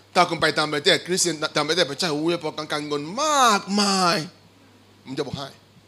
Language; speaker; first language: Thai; non-native, fluent; Igbo